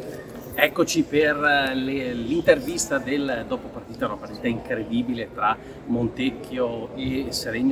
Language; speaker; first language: Italian; native; Italian